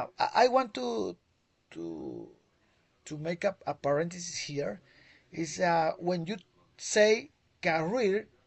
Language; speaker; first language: English; non-native, learner; Spanish